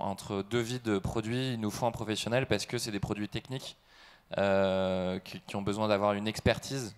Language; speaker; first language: French; native; French